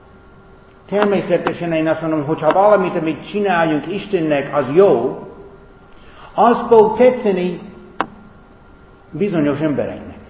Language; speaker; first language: Hungarian; non-native, fluent; English